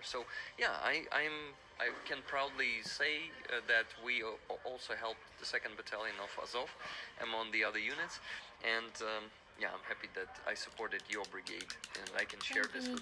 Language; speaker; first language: English; non-native, fluent; Ukrainian